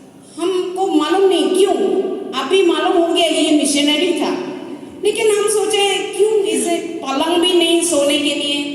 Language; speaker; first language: Hindi; non-native, local second language; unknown